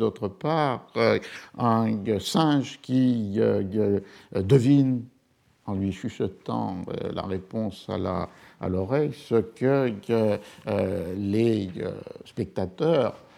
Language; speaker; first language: French; native; French